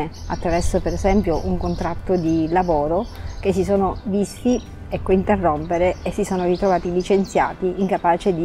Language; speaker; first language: Italian; native; Italian